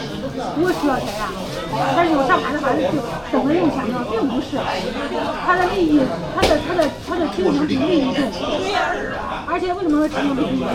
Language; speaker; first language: Chinese; native; Chinese